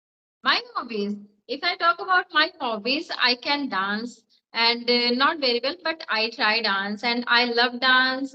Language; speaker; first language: English; non-native, learner; Hindi